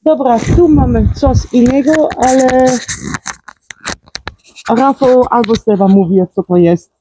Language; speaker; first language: Polish; non-native, learner; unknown